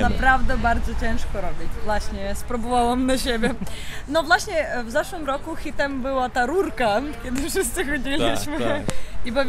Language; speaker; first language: Polish; non-native, learner; Ukrainian